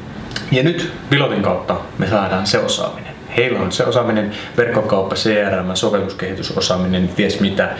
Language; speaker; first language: Finnish; native; Finnish